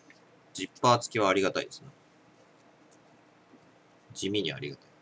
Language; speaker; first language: Japanese; native; Japanese